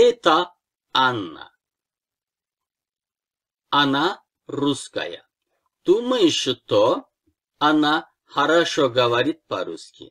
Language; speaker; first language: Russian; non-native, fluent; Turkish